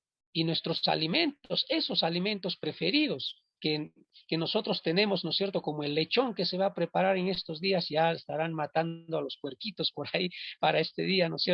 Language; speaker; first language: Spanish; non-native, local second language; Quechua